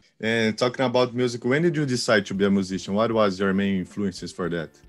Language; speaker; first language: English; non-native, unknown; Portuguese